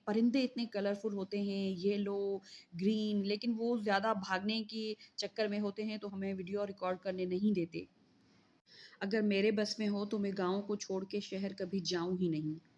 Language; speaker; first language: Urdu; non-native, local second language; Sindhi